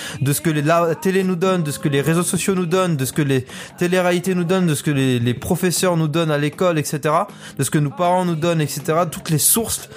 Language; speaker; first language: French; native; French